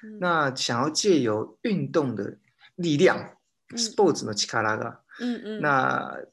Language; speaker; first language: Chinese; native; Chinese